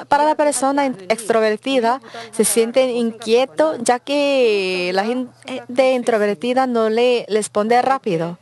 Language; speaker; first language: Spanish; non-native, learner; Korean